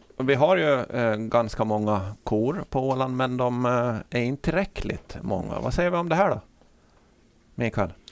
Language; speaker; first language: Swedish; native; Swedish